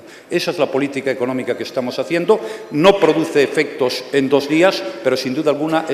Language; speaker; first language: Spanish; native; Spanish